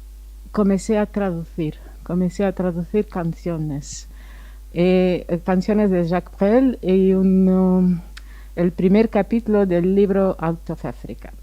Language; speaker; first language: Spanish; non-native, fluent; Portuguese